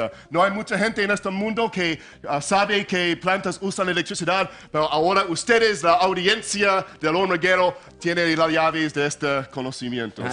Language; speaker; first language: Spanish; non-native, fluent; English